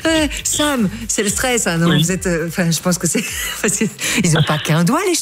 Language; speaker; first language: French; native; French